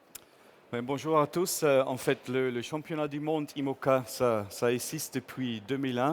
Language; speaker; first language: French; non-native, fluent; English